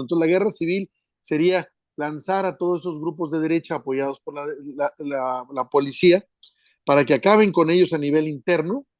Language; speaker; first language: Spanish; native; Spanish